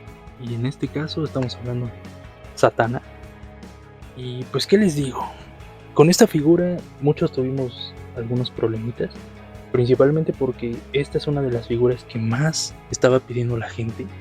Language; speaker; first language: Spanish; native; Spanish